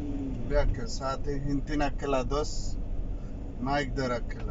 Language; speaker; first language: Arabic; non-native, learner; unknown